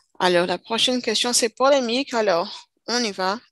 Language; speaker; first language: French; non-native, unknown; Portuguese